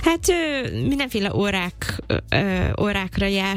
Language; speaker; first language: Hungarian; non-native, fluent; English